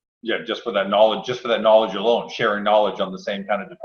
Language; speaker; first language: English; native; English